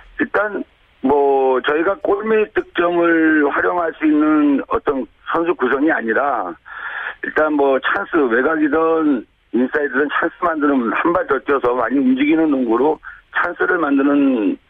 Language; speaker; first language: Korean; native; Korean